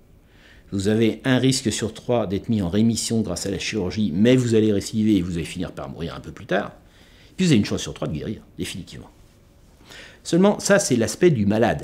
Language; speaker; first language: French; native; French